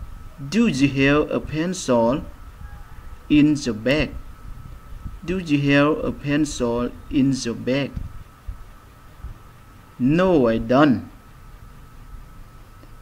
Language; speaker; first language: English; non-native, fluent; Khmer